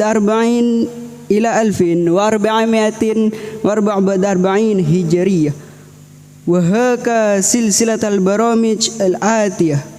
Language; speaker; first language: Arabic; non-native, fluent; Indonesian